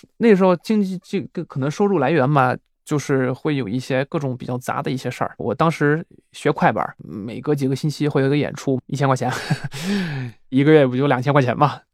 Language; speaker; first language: Chinese; non-native, fluent; Swiss German